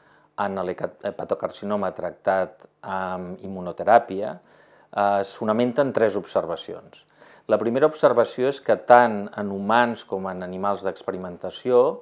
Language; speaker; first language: Catalan; native; Catalan